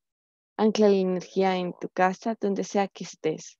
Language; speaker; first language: Spanish; native; Spanish